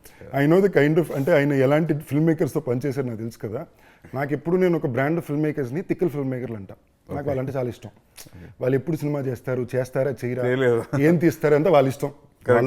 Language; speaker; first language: Telugu; native; Telugu